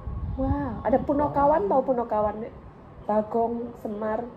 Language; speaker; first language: Indonesian; early bilingual, heritage; English